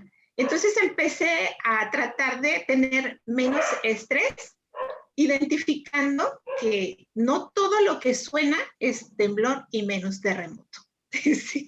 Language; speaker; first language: Spanish; native; Spanish